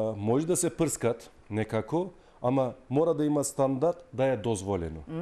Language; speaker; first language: Macedonian; non-native, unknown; Turkish